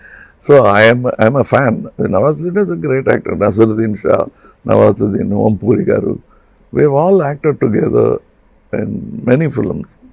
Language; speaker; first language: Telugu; non-native, local second language; Tamil